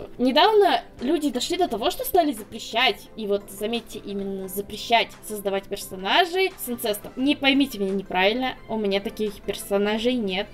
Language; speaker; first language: Russian; native; Russian